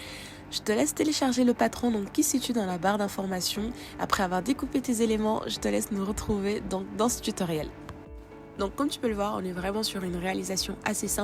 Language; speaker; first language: French; native; French